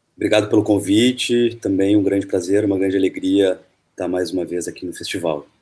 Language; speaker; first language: Portuguese; early bilingual, other home language; Spanish